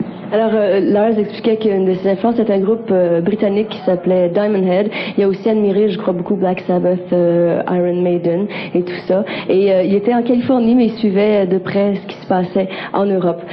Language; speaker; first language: French; native; French